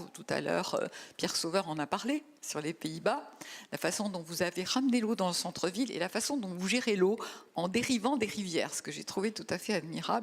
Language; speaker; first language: French; native; French